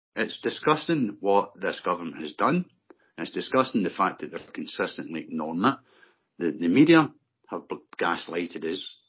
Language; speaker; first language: English; native; English